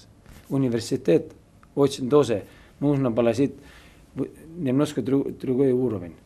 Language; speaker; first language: Russian; non-native, learner; Estonian